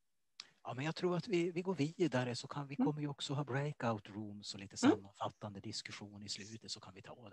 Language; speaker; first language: Swedish; native; Swedish